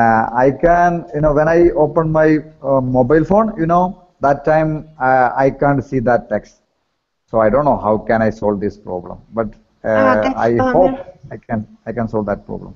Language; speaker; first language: English; non-native, learner; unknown